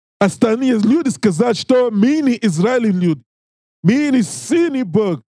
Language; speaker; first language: Russian; non-native, learner; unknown